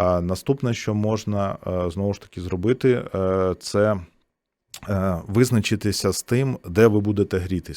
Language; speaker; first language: Ukrainian; native; Ukrainian